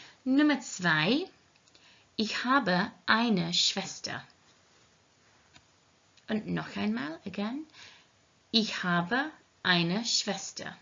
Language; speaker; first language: German; non-native, learner; English